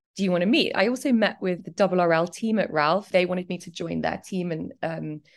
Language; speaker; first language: English; native; English